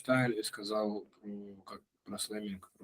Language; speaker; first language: Russian; native; Russian